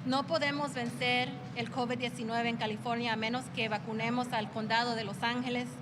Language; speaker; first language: Spanish; early bilingual, other home language; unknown